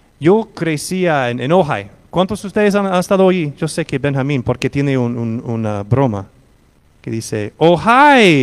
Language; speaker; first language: Spanish; non-native, fluent; English